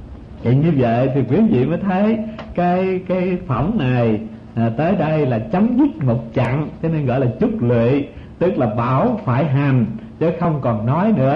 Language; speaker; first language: Vietnamese; native; Vietnamese